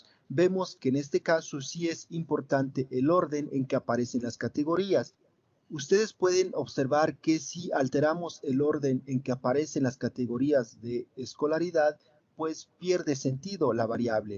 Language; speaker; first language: Spanish; native; Spanish